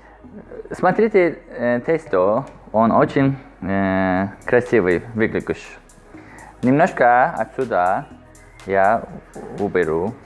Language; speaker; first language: Russian; non-native, learner; Azerbaijani